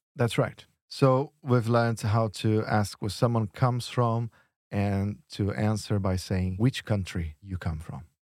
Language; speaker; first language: English; non-native, fluent; Portuguese